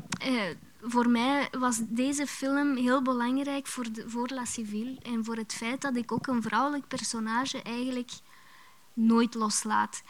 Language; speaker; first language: Dutch; early bilingual, other home language; Romanian